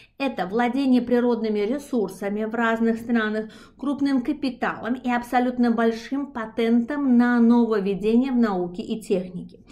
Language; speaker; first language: Russian; non-native, local second language; Uzbek